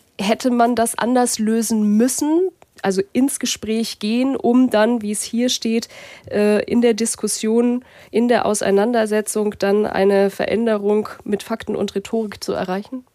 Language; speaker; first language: German; native; German